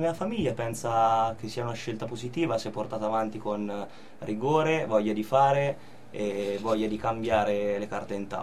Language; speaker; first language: Italian; native; Italian